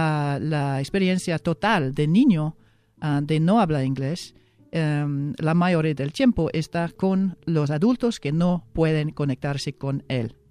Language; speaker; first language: Spanish; non-native, fluent; English